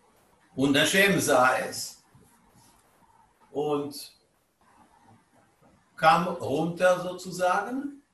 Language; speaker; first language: German; non-native, fluent; Hebrew